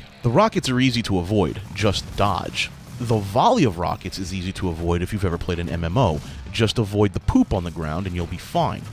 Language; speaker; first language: English; native; English